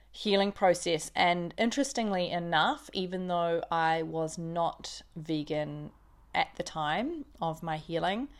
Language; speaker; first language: English; native; English